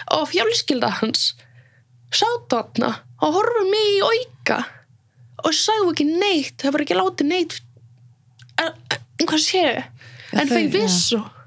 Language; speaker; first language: Icelandic; non-native, fluent; Polish